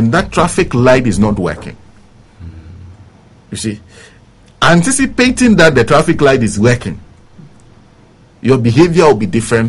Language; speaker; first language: English; non-native, local second language; Ewe